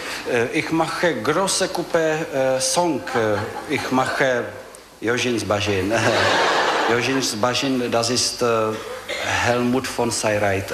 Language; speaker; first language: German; non-native, learner; Czech